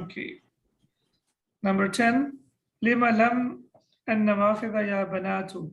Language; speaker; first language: Arabic; non-native, fluent; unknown